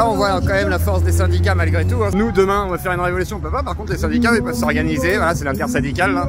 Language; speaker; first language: French; native; French